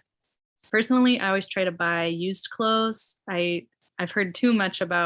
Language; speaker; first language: English; native; English